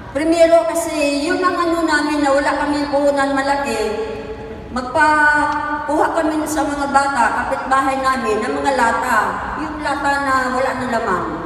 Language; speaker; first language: Filipino; non-native, local second language; Cebuano